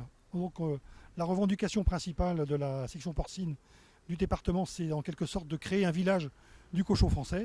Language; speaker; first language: French; native; French